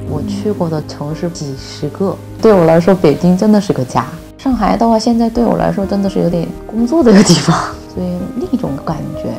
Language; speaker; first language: Chinese; non-native, fluent; Korean